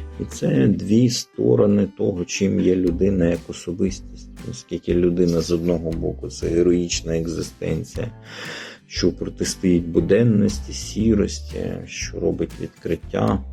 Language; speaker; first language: Ukrainian; native; Ukrainian